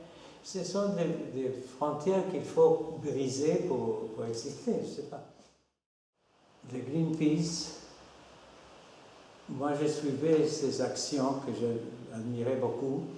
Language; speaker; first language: French; non-native, fluent; Spanish